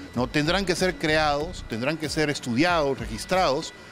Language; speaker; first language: Spanish; native; Spanish